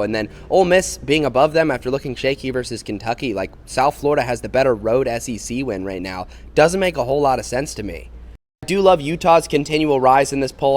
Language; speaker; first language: English; native; English